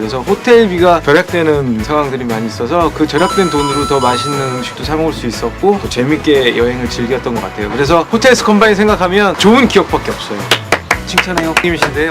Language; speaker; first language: Korean; native; Korean